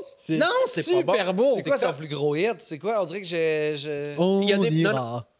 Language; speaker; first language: French; native; French